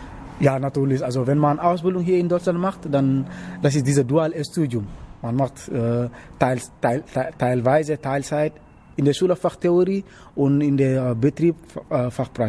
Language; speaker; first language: German; non-native, learner; Wolof